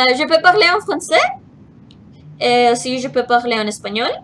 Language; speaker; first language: French; non-native, learner; English